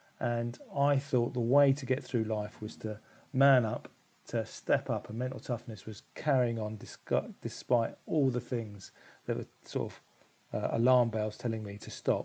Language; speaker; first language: English; native; English